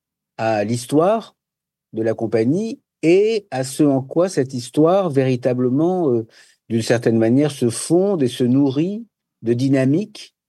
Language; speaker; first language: French; native; French